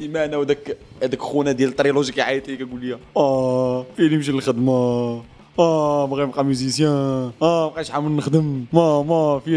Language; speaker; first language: Arabic; native; Arabic